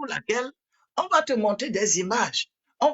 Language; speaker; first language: French; non-native, local second language; Ewe